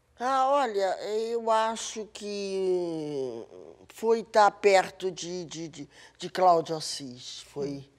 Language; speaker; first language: Portuguese; native; Portuguese